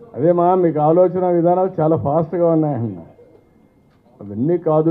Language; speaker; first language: Telugu; native; Telugu